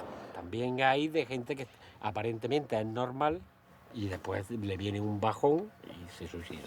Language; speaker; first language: Spanish; native; Spanish